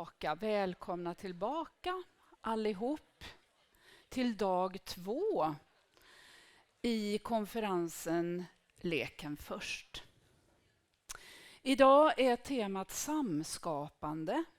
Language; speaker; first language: Swedish; native; Swedish